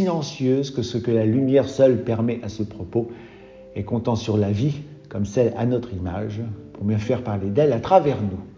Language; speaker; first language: French; native; French